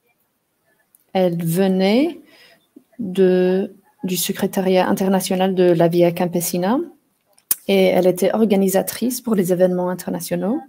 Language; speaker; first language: French; non-native, fluent; English